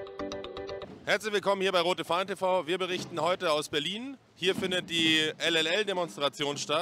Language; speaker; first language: German; native; German